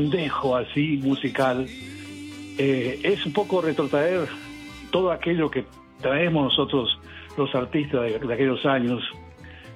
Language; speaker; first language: Spanish; non-native, local second language; Guarani